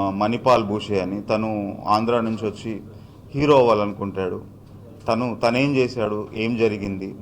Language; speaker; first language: Telugu; native; Telugu